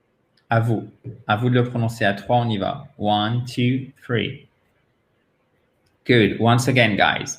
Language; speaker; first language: French; native; French